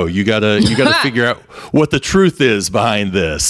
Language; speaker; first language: English; native; English